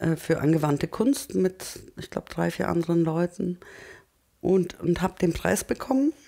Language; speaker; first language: German; early bilingual, other home language; Turkish